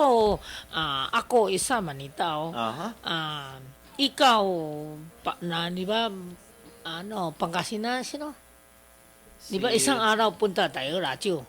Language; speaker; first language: Filipino; non-native, learner; Chinese